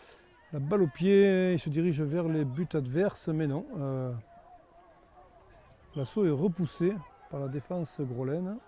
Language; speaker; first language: French; native; French